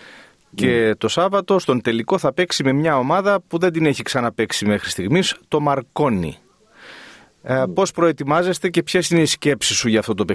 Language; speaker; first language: Greek; native; Greek